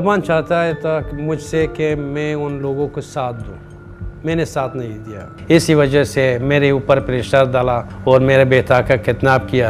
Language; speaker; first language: Hindi; non-native, fluent; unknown